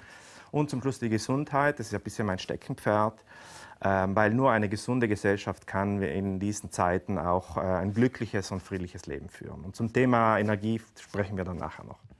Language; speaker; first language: German; native; German